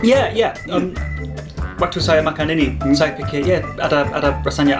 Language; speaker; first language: Indonesian; non-native, learner; English